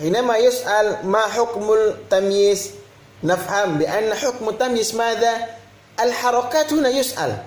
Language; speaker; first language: Arabic; non-native, fluent; Indonesian